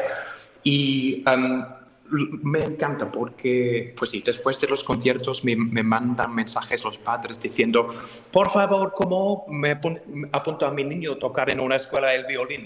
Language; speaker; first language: Spanish; non-native, fluent; English